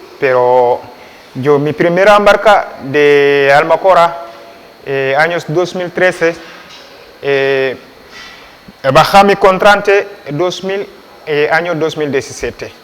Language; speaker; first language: Spanish; non-native, learner; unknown